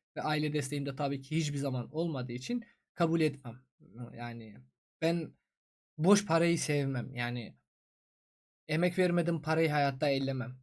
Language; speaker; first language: Turkish; non-native, fluent; Persian